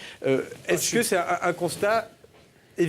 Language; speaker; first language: French; native; French